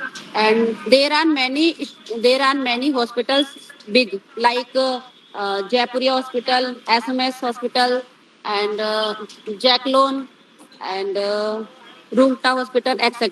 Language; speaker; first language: English; non-native, learner; Hindi